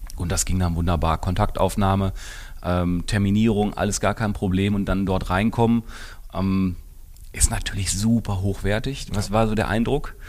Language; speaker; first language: German; native; German